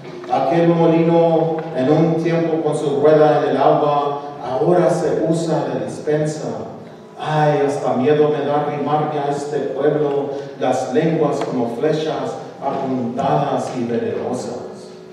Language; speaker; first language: Spanish; early bilingual, heritage; Spanish